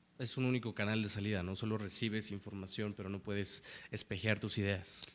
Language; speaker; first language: Spanish; native; Spanish